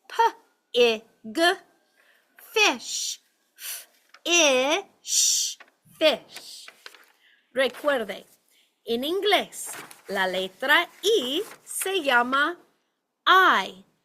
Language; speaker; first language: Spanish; non-native, fluent; English